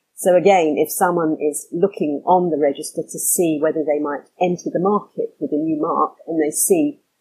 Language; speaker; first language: English; native; English